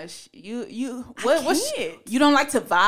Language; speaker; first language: English; native; English